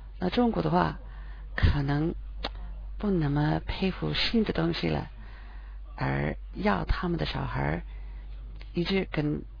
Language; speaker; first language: Chinese; non-native, fluent; English